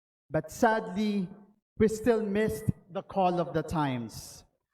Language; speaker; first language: English; non-native, local second language; Filipino